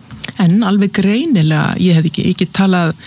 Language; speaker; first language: Icelandic; native; Icelandic